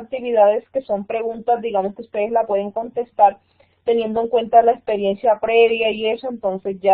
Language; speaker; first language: Spanish; native; Spanish